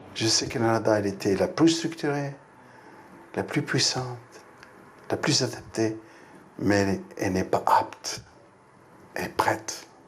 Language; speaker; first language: French; non-native, local second language; Arabic